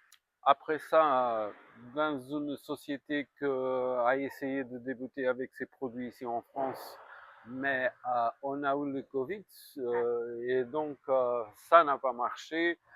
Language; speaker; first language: French; non-native, fluent; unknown